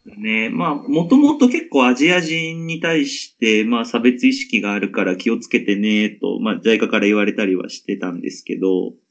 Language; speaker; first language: Japanese; native; Japanese